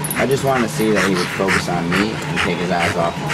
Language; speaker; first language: English; native; English